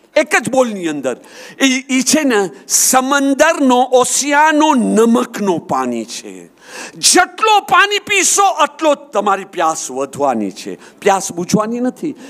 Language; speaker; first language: Gujarati; early bilingual, heritage; Gujarati